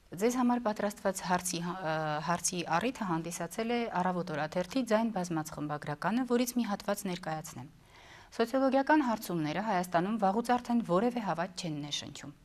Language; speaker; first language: Armenian; native; Armenian